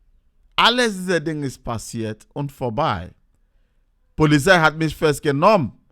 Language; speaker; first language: German; non-native, learner; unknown